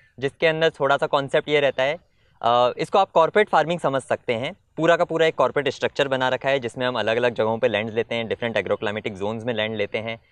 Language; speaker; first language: Hindi; native; Hindi